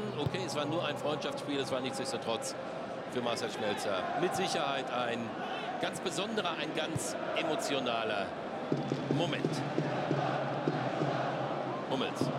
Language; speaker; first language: German; native; German